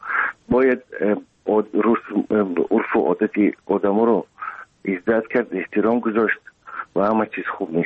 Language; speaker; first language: Persian; non-native, local second language; Russian